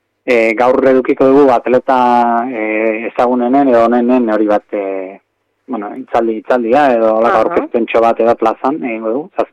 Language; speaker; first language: Basque; native; Basque